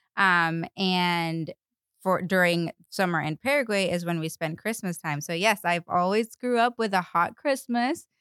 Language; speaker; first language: English; non-native, fluent; Spanish